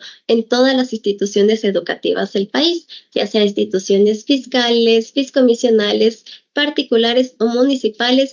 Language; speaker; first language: Spanish; native; Spanish